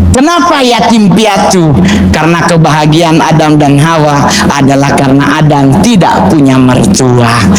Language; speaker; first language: Indonesian; native; Indonesian